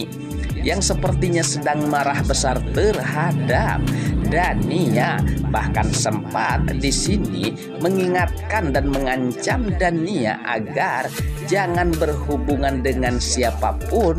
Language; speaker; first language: Indonesian; native; Indonesian